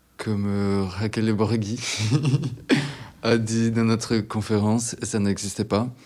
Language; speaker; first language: French; non-native, fluent; Portuguese